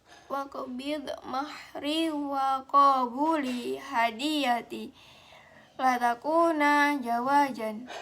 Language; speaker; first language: Arabic; non-native, learner; Indonesian